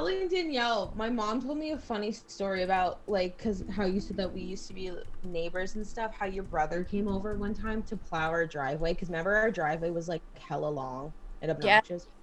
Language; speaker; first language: English; native; English